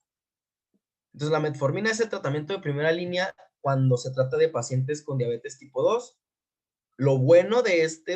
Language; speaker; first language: Spanish; native; Spanish